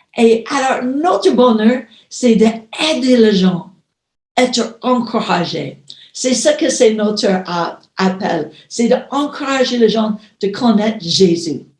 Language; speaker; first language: French; non-native, fluent; English